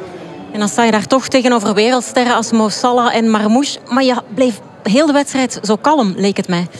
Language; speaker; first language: Dutch; native; Dutch